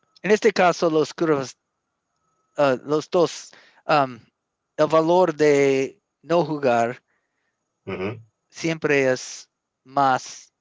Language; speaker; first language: Spanish; non-native, learner; English